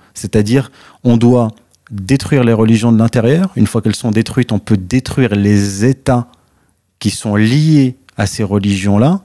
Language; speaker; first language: French; early bilingual, other home language; Arabic